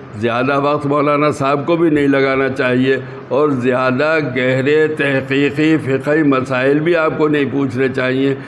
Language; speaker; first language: Urdu; native; Urdu